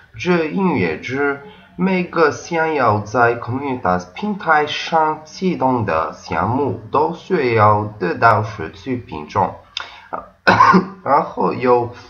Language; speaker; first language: Chinese; non-native, learner; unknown